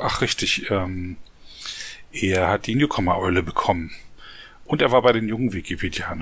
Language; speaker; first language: German; native; German